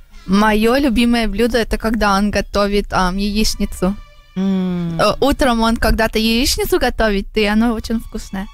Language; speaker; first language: Russian; early bilingual, heritage; Russian